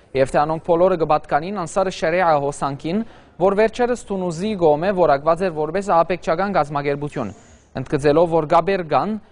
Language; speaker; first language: Armenian; early bilingual, heritage; Armenian